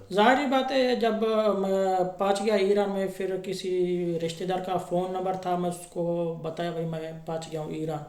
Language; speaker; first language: Urdu; non-native, local second language; Sindhi